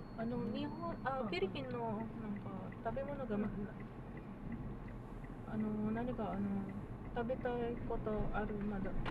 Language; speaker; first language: Japanese; non-native, learner; Filipino